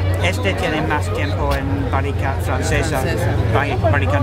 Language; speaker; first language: Spanish; non-native, fluent; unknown